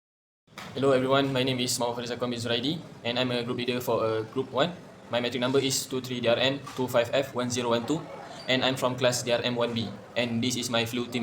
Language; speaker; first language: English; non-native, local second language; Malay